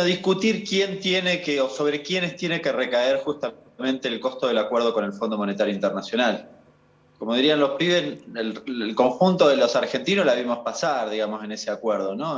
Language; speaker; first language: Spanish; native; Spanish